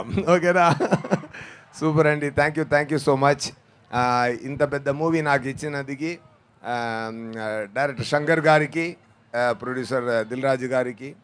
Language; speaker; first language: Telugu; non-native, fluent; Tamil